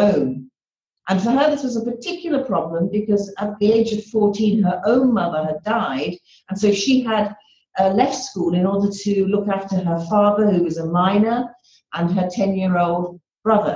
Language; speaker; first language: English; native; English